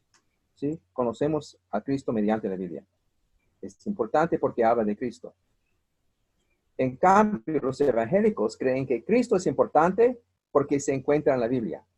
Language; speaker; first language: Spanish; non-native, fluent; English